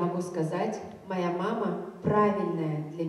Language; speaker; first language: Russian; native; Russian